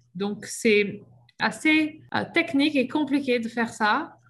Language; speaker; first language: French; native; French